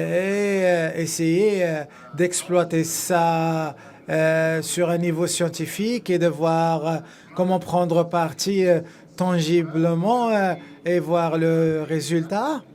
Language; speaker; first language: French; non-native, fluent; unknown